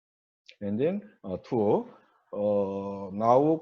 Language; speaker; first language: English; non-native, learner; Korean